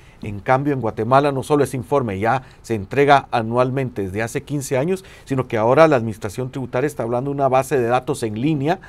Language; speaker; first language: Spanish; native; Spanish